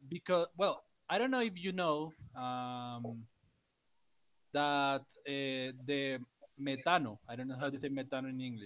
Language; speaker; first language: English; non-native, learner; Spanish